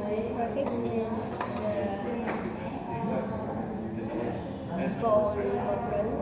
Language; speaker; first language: English; non-native, learner; Indonesian